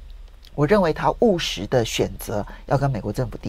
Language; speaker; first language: Chinese; native; Chinese